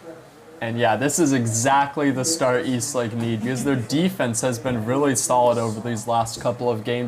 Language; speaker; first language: English; native; English